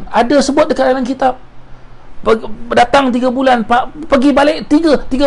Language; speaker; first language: Malay; native; Malay